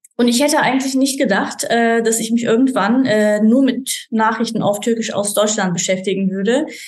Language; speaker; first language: German; non-native, fluent; Turkish